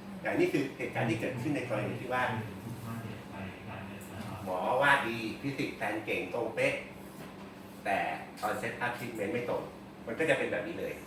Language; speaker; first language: Thai; native; Thai